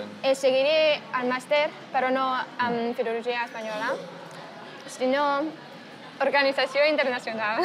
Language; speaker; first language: Catalan; non-native, learner; Chinese